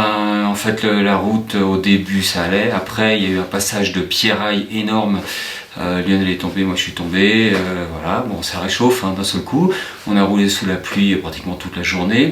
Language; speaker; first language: French; native; French